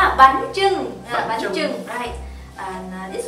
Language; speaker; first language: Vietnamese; non-native, learner; Indonesian